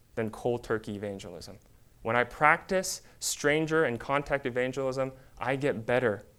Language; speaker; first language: English; early bilingual, other home language; Korean